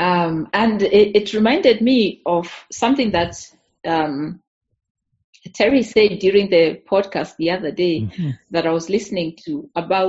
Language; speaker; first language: English; non-native, local second language; Meru